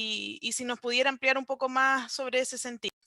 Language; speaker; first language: Spanish; native; Spanish